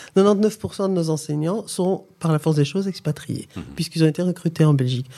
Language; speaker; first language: French; native; French